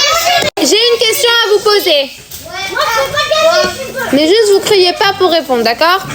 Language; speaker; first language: French; native; French